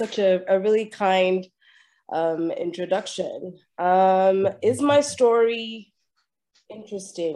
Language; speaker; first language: English; non-native, local second language; Yoruba